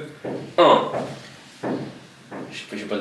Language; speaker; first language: French; native; French